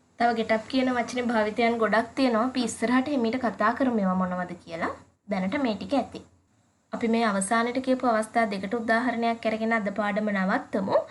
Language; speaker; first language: Sinhala; native; Sinhala